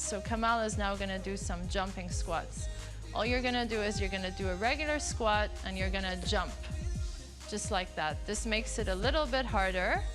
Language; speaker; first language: English; non-native, local second language; Arabic